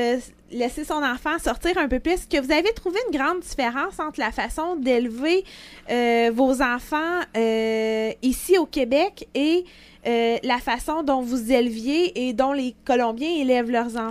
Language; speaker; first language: French; native; French